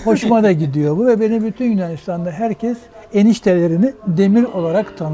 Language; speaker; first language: Turkish; native; Turkish